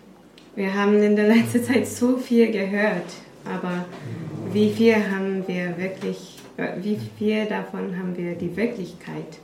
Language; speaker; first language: German; non-native, fluent; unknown